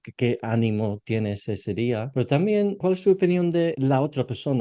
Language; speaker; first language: Spanish; non-native, learner; English